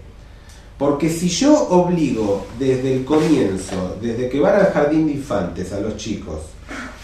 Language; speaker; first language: Spanish; native; Spanish